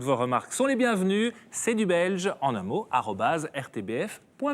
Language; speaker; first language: French; native; French